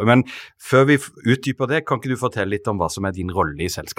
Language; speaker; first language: Norwegian; native; Norwegian